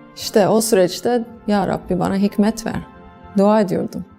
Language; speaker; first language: Turkish; non-native, fluent; English